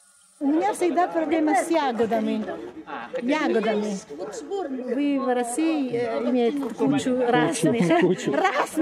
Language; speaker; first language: Russian; non-native, fluent; Italian